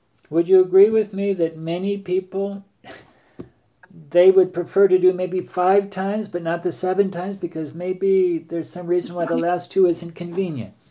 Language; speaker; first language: English; native; English